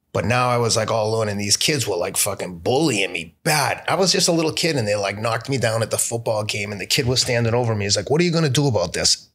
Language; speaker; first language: English; native; English